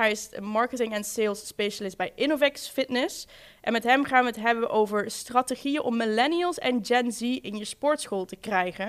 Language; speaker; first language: Dutch; native; Dutch